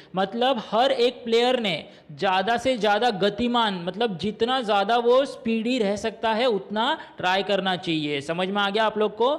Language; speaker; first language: Hindi; non-native, local second language; Marathi